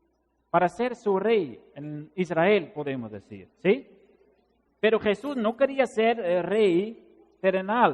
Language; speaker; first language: Spanish; non-native, fluent; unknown